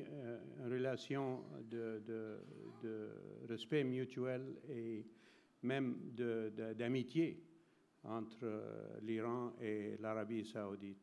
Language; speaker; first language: French; non-native, fluent; Arabic